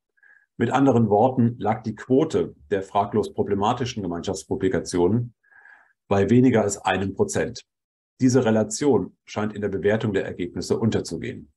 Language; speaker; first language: German; native; German